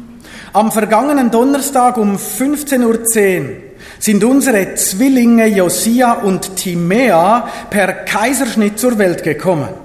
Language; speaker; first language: German; native; German